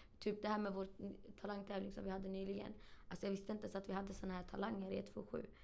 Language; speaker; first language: Swedish; early bilingual, other home language; Arabic